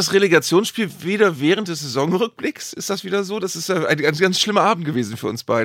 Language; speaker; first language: German; native; German